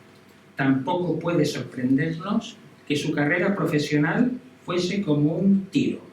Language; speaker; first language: Spanish; native; Spanish